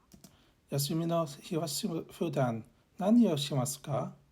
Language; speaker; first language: Japanese; non-native, learner; English